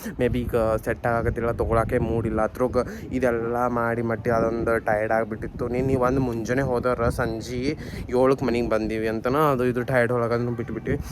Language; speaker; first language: Kannada; native; Kannada